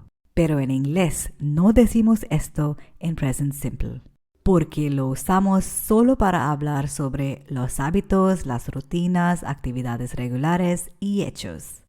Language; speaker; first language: Spanish; non-native, fluent; English